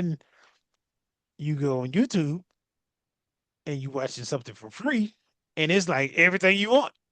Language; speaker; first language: English; native; English